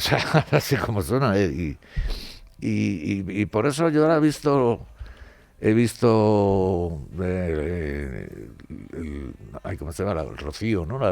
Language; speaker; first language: Spanish; native; Spanish